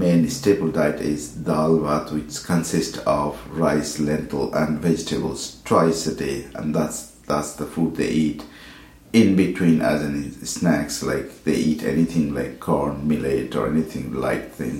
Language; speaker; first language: English; non-native, fluent; Nepali